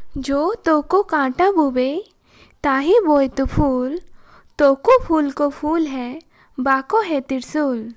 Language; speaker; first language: Hindi; non-native, local second language; Odia